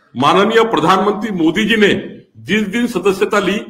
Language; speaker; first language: Hindi; non-native, local second language; Marathi